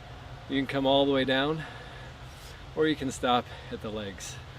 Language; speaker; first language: English; native; English